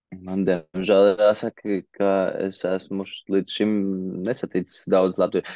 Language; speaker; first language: Latvian; early bilingual, heritage; Latvian